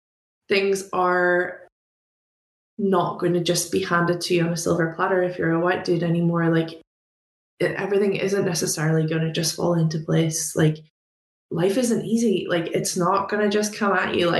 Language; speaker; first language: English; native; English